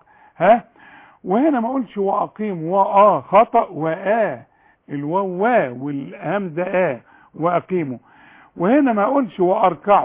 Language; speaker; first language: Arabic; native; Arabic